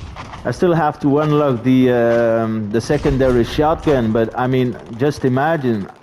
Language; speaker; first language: English; non-native, fluent; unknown